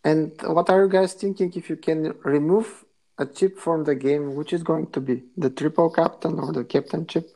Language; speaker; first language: English; non-native, fluent; Bulgarian